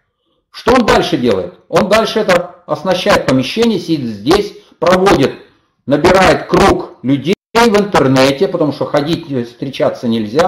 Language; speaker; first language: Russian; native; Russian